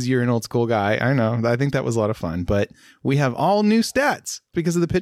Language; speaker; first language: English; native; English